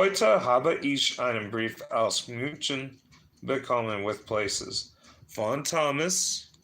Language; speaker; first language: German; non-native, learner; English